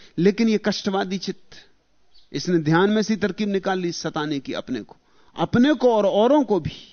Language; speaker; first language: Hindi; native; Hindi